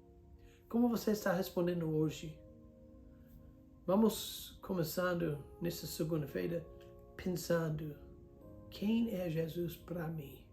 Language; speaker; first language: Portuguese; non-native, fluent; English